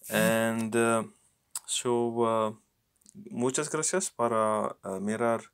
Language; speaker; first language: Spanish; non-native, learner; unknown